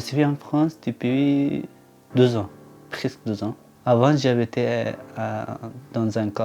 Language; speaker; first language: French; non-native, learner; Persian